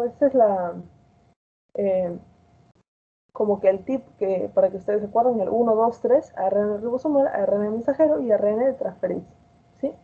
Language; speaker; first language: Spanish; native; Spanish